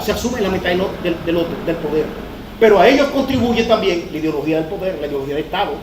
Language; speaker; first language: Spanish; native; Spanish